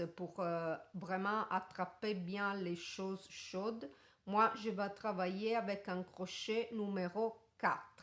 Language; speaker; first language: French; non-native, fluent; Italian